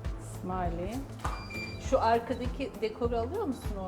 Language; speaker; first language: Turkish; native; Turkish